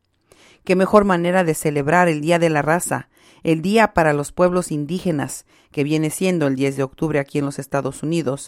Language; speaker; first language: Spanish; native; Spanish